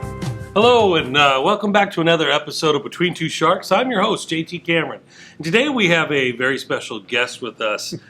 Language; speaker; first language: English; native; English